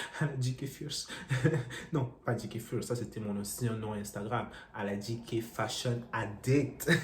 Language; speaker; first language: French; non-native, local second language; Lingala